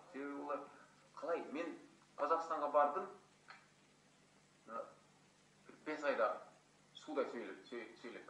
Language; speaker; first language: Kazakh; non-native, fluent; Hungarian